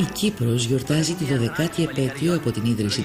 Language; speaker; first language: Greek; native; Greek